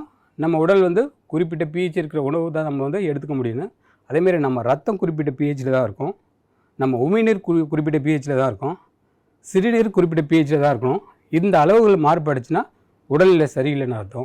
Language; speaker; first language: Tamil; native; Tamil